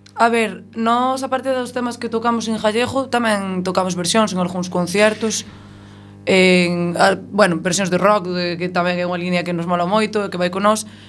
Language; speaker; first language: Galician; native; Galician